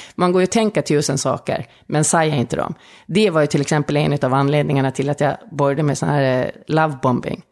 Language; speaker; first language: Swedish; native; Swedish